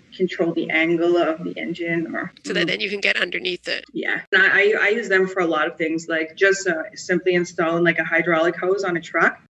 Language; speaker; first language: English; native; English